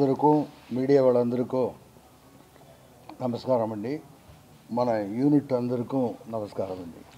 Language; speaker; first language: Telugu; non-native, local second language; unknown